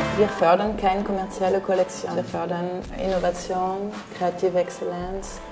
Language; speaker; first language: German; non-native, fluent; French